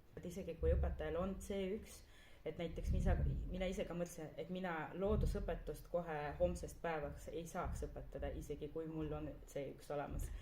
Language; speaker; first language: Estonian; non-native, local second language; Russian